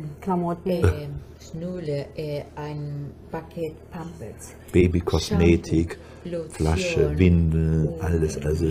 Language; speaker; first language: German; non-native, fluent; Spanish